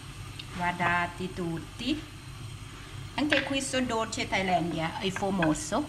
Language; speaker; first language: Italian; non-native, learner; Thai